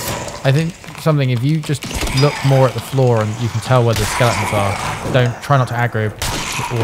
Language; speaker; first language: English; native; English